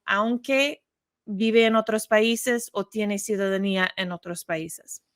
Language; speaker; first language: Spanish; non-native, learner; English